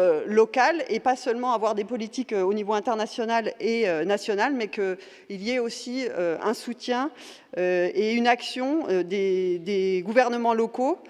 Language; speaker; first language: French; native; French